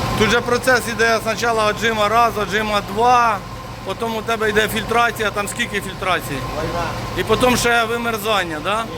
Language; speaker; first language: Ukrainian; native; Ukrainian